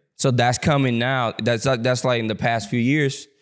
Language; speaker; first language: English; early bilingual, other home language; Spanish